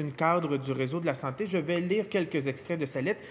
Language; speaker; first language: French; native; French